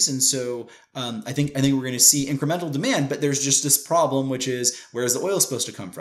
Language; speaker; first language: English; native; English